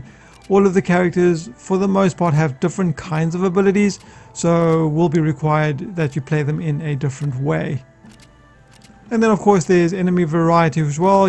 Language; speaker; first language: English; native; English